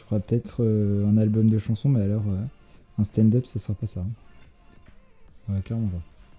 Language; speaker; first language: French; native; French